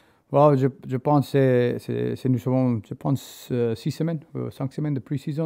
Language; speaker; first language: French; non-native, learner; English